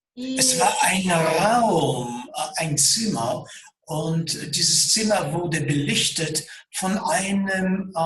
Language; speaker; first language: German; non-native, fluent; Russian